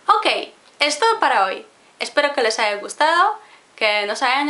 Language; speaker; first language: Spanish; non-native, fluent; Polish